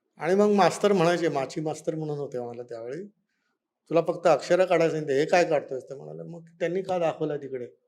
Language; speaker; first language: Marathi; non-native, local second language; Konkani